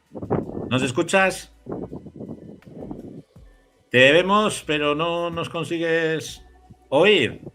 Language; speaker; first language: Spanish; native; Spanish